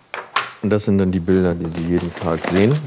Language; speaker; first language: German; native; German